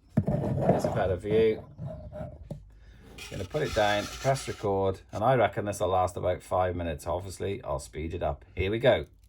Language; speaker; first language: English; native; English